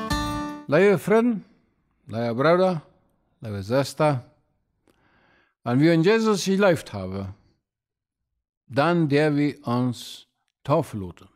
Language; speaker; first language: German; non-native, local second language; Plautdietsch